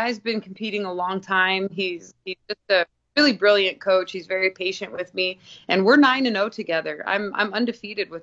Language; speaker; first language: English; native; English